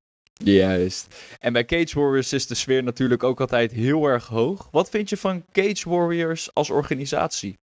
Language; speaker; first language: Dutch; native; Dutch